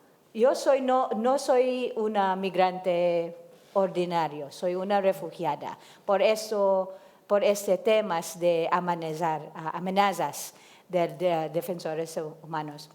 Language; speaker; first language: Spanish; non-native, learner; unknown